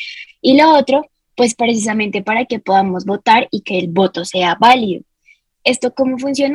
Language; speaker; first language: Spanish; native; Spanish